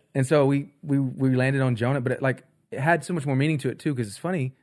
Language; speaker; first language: English; native; English